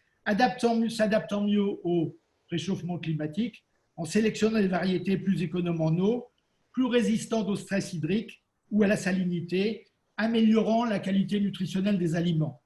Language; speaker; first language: French; native; French